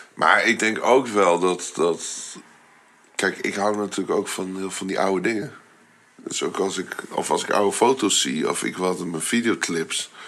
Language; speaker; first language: Dutch; native; Dutch